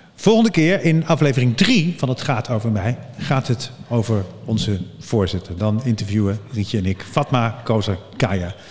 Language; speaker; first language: Dutch; native; Dutch